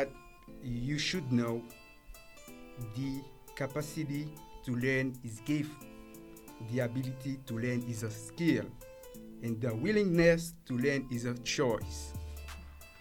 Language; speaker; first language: English; non-native, learner; Haitian Creole